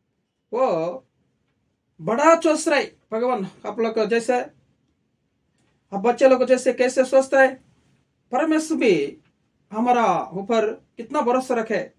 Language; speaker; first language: Hindi; non-native, local second language; Telugu